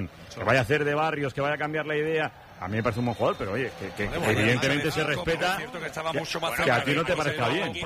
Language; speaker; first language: Spanish; native; Spanish